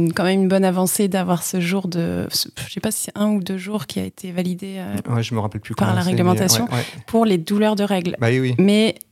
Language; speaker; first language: French; native; French